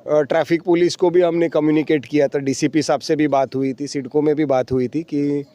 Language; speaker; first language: Hindi; non-native, local second language; Marathi